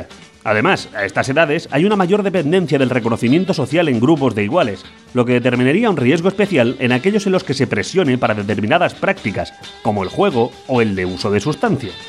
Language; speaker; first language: Spanish; native; Spanish